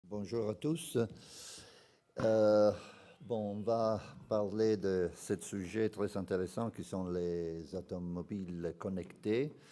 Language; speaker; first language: French; non-native, fluent; Italian